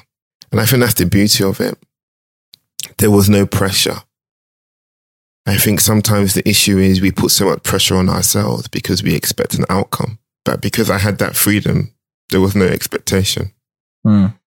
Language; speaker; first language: English; non-native, local second language; Akan